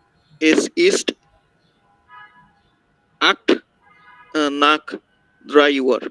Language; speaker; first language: German; non-native, learner; Bangla